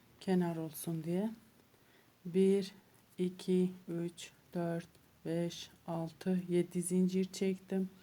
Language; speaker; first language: Turkish; native; Turkish